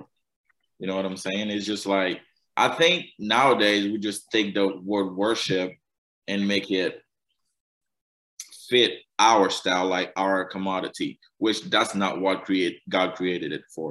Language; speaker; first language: English; non-native, fluent; Haitian Creole